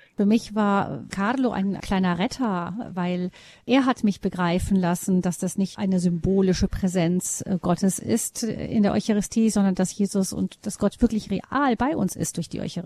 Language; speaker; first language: German; native; German